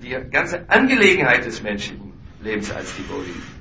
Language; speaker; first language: German; native; German